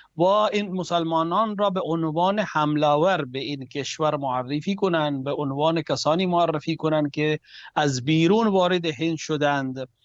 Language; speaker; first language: Persian; non-native, fluent; Urdu